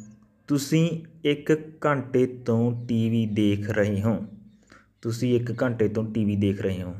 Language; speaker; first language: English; non-native, local second language; Punjabi